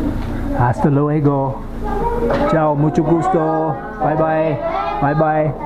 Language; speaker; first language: Spanish; non-native, learner; English